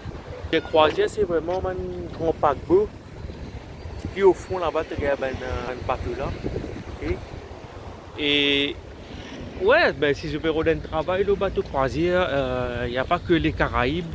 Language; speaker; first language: French; non-native, local second language; Morisyen